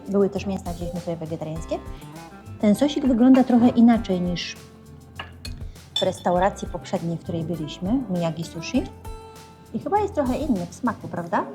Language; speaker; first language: Polish; native; Polish